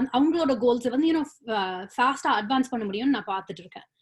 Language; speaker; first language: Tamil; early bilingual, other home language; English